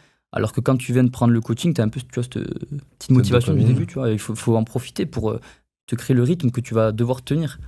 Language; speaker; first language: French; native; French